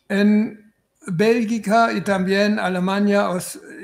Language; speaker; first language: Spanish; non-native, fluent; German